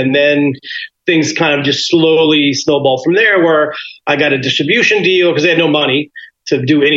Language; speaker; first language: English; native; English